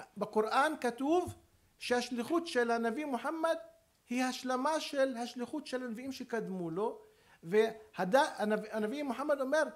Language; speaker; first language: Hebrew; non-native, local second language; Arabic